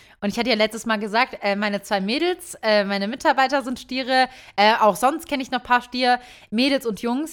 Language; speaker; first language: German; early bilingual, other home language; Turkish